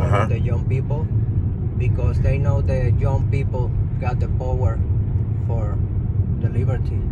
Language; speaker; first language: English; non-native, learner; Spanish